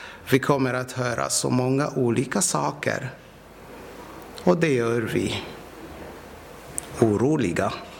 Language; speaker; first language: Swedish; non-native, fluent; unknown